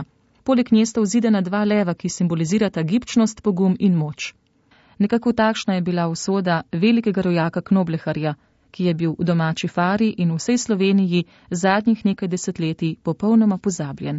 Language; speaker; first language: Slovenian; native; Slovenian